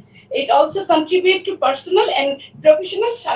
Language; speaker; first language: English; non-native, fluent; Bangla